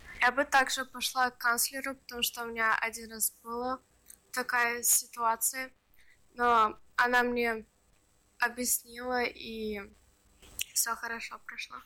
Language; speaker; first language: Russian; early bilingual, other home language; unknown